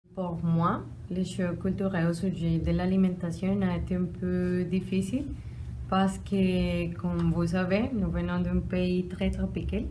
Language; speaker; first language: French; non-native, learner; Spanish